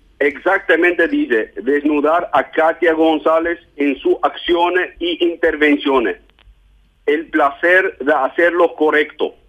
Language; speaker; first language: Spanish; non-native, fluent; German